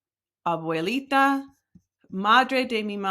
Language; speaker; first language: Spanish; non-native, fluent; English